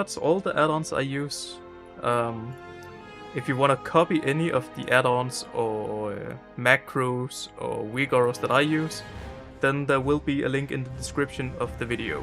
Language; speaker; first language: English; non-native, fluent; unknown